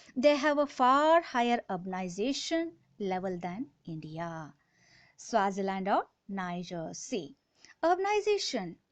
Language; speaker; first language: English; non-native, local second language; Kannada